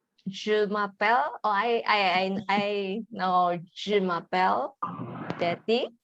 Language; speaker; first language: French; non-native, learner; Indonesian